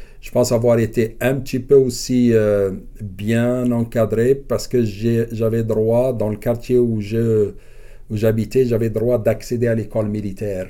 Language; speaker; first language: French; non-native, local second language; Arabic